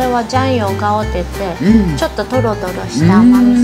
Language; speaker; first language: Japanese; early bilingual, heritage; Chinese